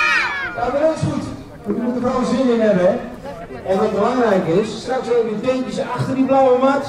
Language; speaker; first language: Dutch; native; Dutch